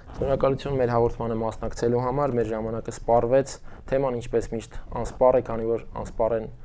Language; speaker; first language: Armenian; native; Armenian